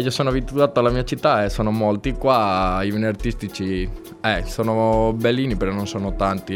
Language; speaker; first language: Italian; non-native, learner; Spanish